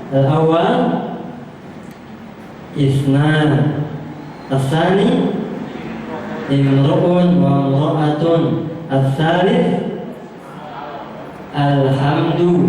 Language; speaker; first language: Arabic; non-native, fluent; Indonesian